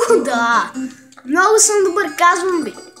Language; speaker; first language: Bulgarian; native; Bulgarian